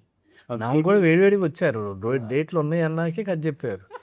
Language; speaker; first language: Telugu; native; Telugu